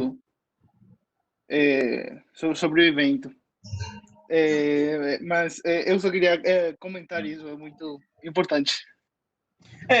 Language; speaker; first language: Portuguese; non-native, fluent; Spanish